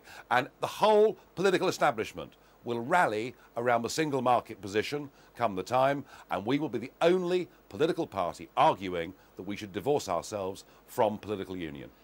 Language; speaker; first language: English; native; English